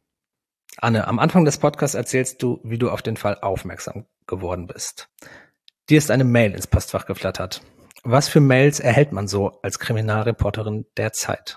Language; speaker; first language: German; native; German